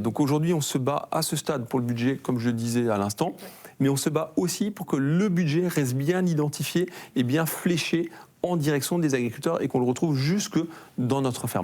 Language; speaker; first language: French; native; French